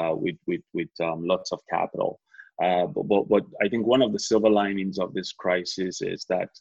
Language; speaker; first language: English; non-native, local second language; Yoruba